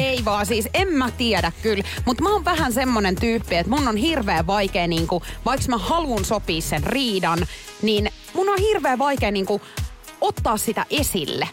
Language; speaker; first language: Finnish; native; Finnish